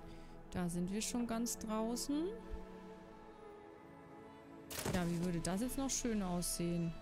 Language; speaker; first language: German; native; German